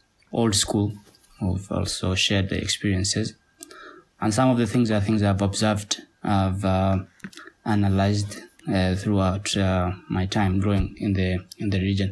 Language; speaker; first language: English; non-native, local second language; Somali